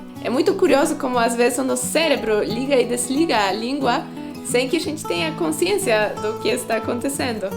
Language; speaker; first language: Portuguese; non-native, fluent; Polish